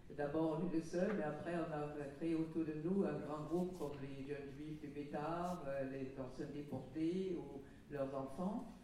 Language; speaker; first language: French; non-native, fluent; German